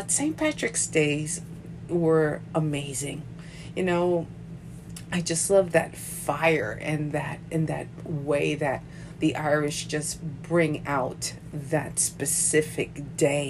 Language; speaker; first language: English; native; English